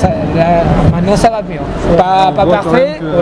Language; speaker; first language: French; non-native, fluent; Spanish